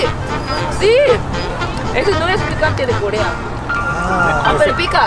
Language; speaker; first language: Spanish; non-native, learner; Korean